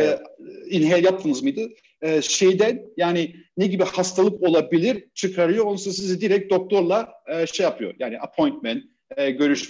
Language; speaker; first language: Turkish; early bilingual, heritage; Turkish